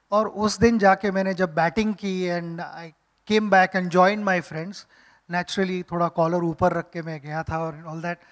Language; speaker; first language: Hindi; non-native, local second language; Marathi